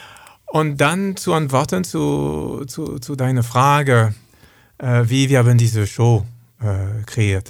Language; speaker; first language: German; non-native, learner; French